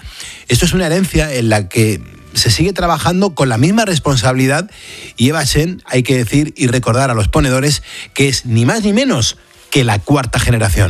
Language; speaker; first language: Spanish; native; Spanish